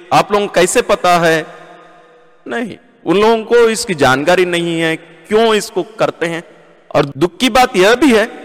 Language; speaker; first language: Hindi; non-native, local second language; Malayalam